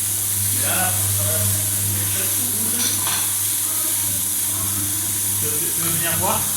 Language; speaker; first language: French; native; French